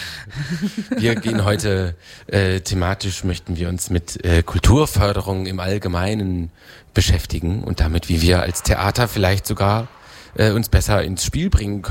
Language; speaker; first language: German; native; German